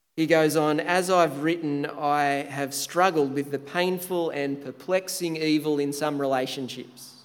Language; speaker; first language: English; native; English